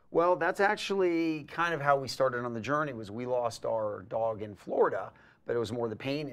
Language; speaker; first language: English; native; English